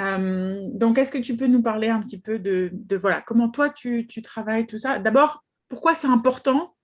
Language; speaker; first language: French; native; French